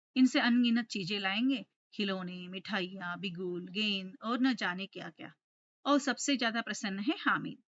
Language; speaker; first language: Hindi; non-native, local second language; Telugu